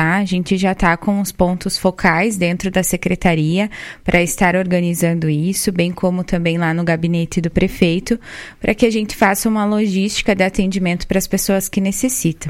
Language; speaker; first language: Portuguese; native; Portuguese